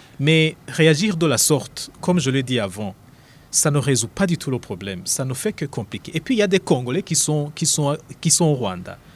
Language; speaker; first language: French; non-native, local second language; Rundi